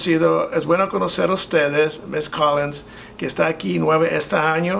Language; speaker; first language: Spanish; non-native, fluent; English